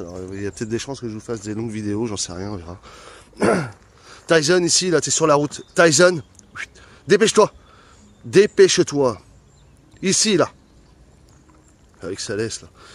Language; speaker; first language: French; native; French